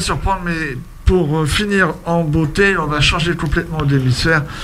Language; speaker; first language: French; native; French